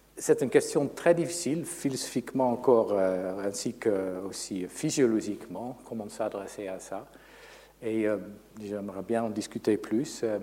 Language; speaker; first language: French; non-native, fluent; Dutch